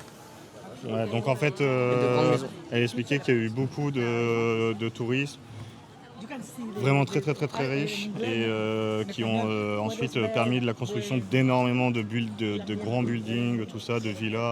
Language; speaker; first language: French; native; French